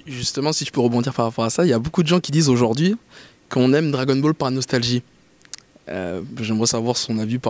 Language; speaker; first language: French; native; French